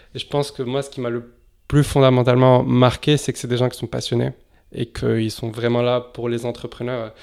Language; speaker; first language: French; non-native, local second language; Arabic